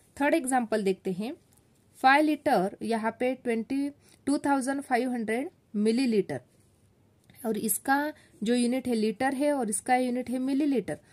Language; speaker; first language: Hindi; non-native, local second language; Marathi